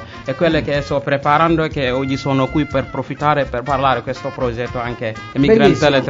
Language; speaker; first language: Italian; non-native, learner; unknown